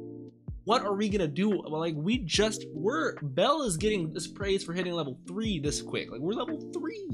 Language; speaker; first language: English; native; English